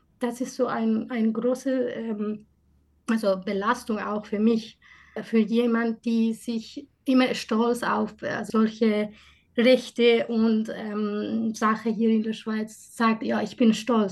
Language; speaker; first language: German; non-native, fluent; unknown